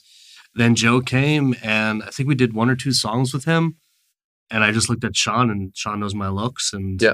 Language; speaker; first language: English; native; English